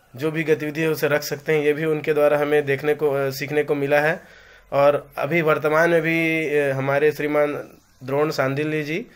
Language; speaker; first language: Hindi; native; Hindi